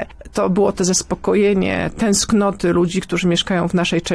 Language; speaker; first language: Polish; native; Polish